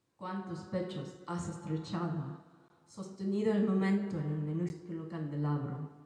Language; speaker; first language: Spanish; non-native, fluent; English